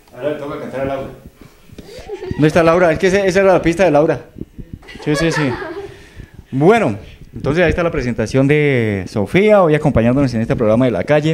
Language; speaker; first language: Spanish; native; Spanish